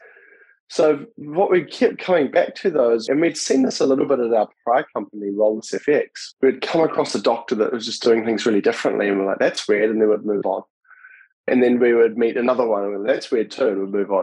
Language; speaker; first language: English; native; English